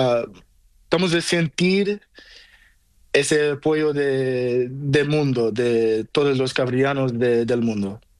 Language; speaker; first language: Spanish; non-native, learner; Portuguese